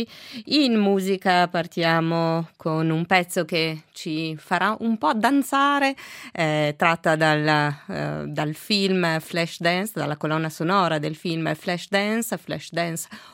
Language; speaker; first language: Italian; native; Italian